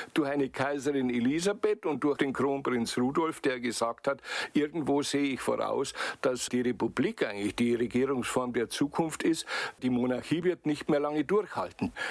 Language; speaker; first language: German; native; German